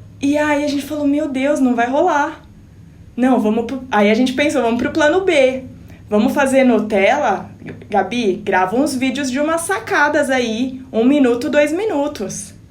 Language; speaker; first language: Portuguese; native; Portuguese